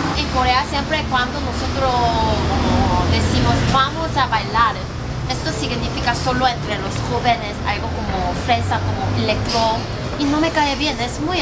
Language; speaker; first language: Spanish; non-native, learner; Korean